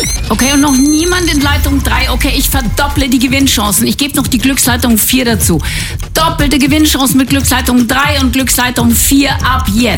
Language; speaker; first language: German; native; German